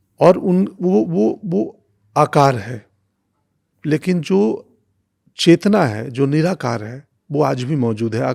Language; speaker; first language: Hindi; non-native, local second language; Bhojpuri